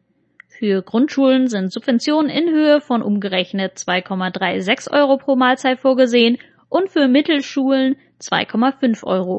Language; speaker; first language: German; native; German